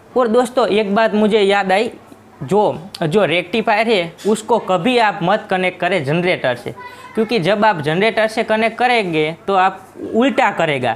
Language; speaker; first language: Hindi; non-native, local second language; Gujarati